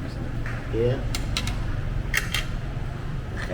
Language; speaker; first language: English; non-native, learner; Vietnamese